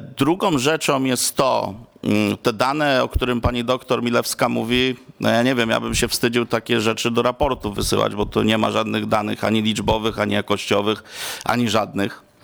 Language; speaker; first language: Polish; non-native, local second language; Romany